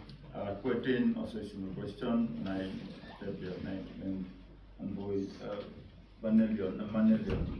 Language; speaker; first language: Welsh; non-native, fluent; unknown